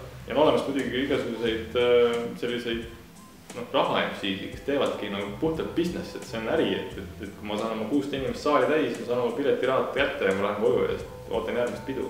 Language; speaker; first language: Estonian; native; Estonian